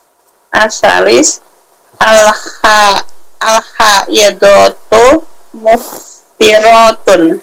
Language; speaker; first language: Arabic; non-native, learner; Indonesian